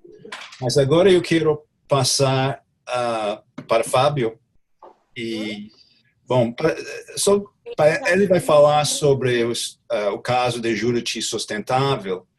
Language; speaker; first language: Portuguese; non-native, fluent; English